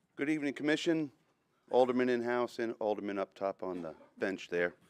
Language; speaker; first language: English; native; English